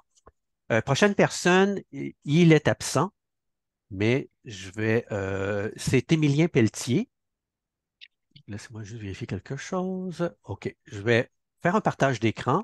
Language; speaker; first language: French; native; French